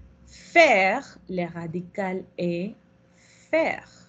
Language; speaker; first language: French; non-native, fluent; Spanish